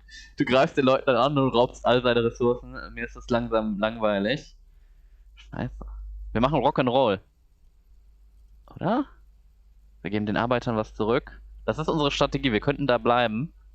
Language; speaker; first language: German; native; German